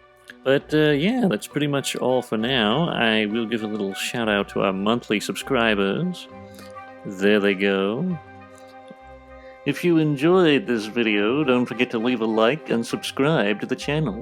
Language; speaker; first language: English; native; English